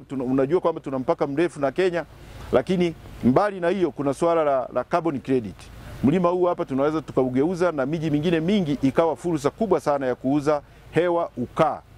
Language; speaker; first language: Swahili; native; Swahili